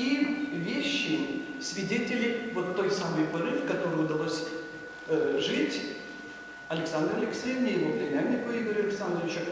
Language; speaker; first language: Russian; native; Russian